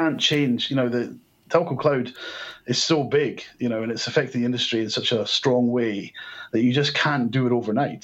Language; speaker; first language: English; native; English